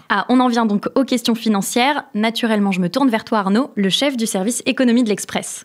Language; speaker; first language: French; native; French